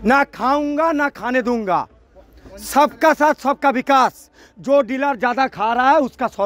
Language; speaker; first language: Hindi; non-native, local second language; Bangla